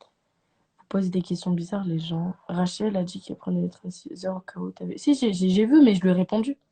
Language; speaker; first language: French; native; French